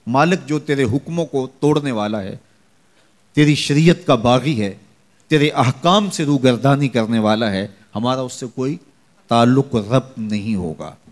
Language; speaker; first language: Urdu; non-native, local second language; Punjabi